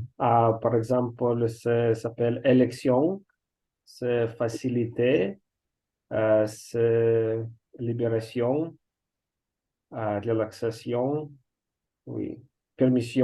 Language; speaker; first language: French; non-native, learner; Russian